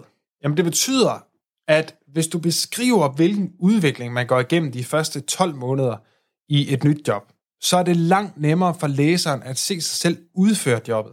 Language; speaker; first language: Danish; native; Danish